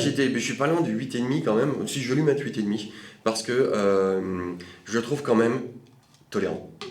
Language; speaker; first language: French; native; French